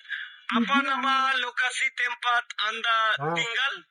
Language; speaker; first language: Indonesian; non-native, learner; Bangla